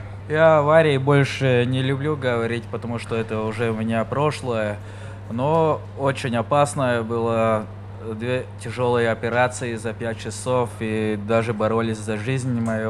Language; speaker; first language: Russian; non-native, local second language; Latvian